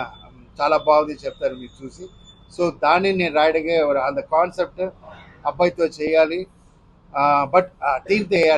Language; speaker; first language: Telugu; non-native, fluent; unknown